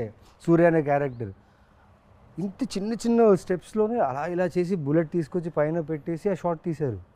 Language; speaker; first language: Telugu; native; Telugu